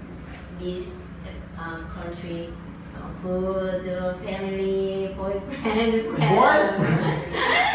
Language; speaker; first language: English; non-native, learner; Korean